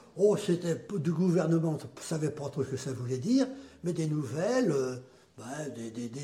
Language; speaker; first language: French; native; French